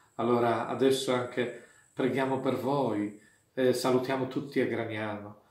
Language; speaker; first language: Italian; non-native, fluent; Polish